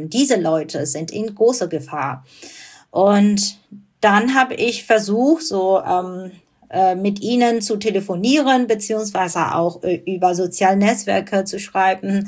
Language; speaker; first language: German; non-native, fluent; Burmese